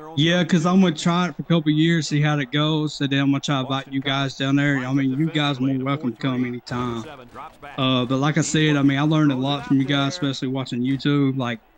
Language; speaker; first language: English; native; English